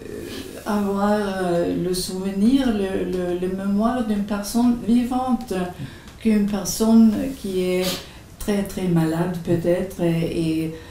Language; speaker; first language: French; non-native, fluent; Swedish